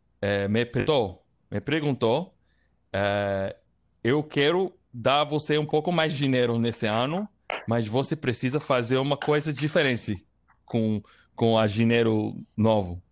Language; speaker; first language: Portuguese; non-native, learner; English